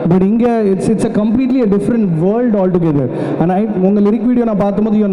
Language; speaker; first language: Tamil; native; Tamil